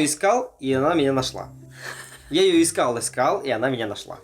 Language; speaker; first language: Russian; native; Russian